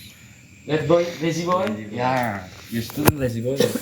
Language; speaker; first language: English; non-native, learner; Indonesian